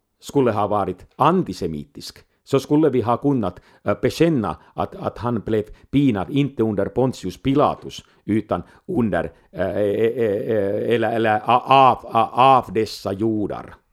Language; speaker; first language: Swedish; non-native, local second language; Finnish